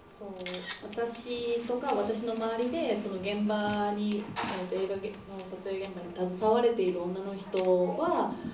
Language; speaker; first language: Japanese; native; Japanese